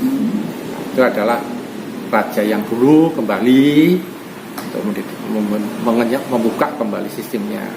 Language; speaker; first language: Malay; non-native, local second language; Javanese